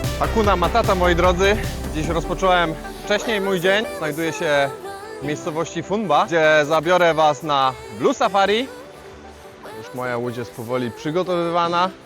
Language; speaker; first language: Polish; non-native, fluent; Swahili